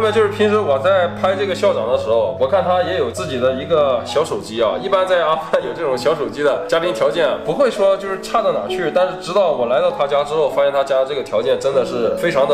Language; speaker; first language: Chinese; native; Chinese